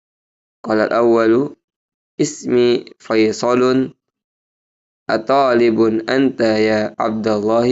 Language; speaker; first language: Arabic; non-native, fluent; Indonesian